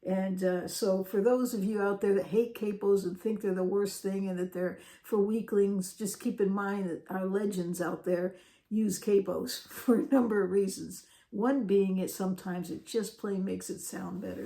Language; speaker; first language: English; native; English